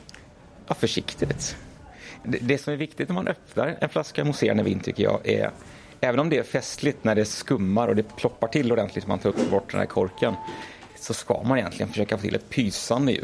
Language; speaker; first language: Swedish; native; Swedish